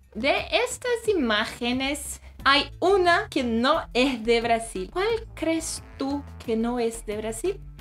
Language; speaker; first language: Spanish; non-native, fluent; Portuguese